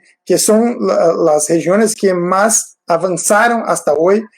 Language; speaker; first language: Spanish; non-native, fluent; Portuguese